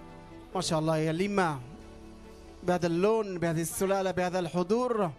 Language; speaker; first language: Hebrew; non-native, local second language; Arabic